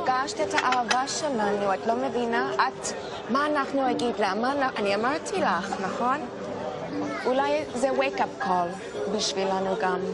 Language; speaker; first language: Hebrew; non-native, fluent; English